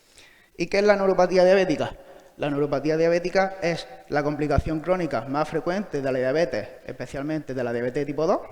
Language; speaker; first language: Spanish; native; Spanish